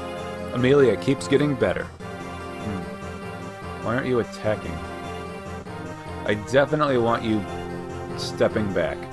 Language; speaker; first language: English; native; English